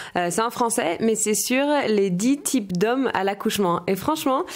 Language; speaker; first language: French; non-native, fluent; English